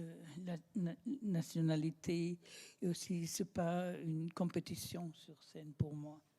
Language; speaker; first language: French; non-native, learner; German